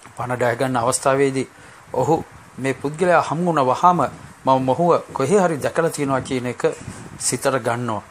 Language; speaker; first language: Sinhala; non-native, local second language; Tamil